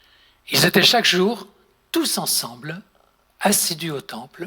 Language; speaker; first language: French; native; French